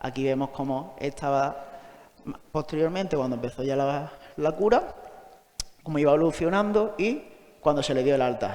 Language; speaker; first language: Spanish; native; Spanish